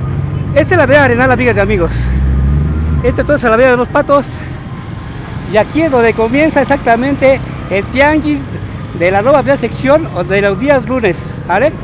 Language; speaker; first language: Spanish; native; Spanish